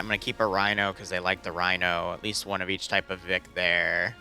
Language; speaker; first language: English; native; English